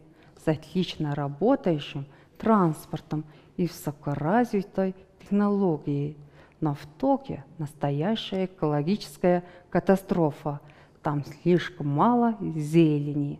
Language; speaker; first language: Russian; non-native, fluent; Mongolian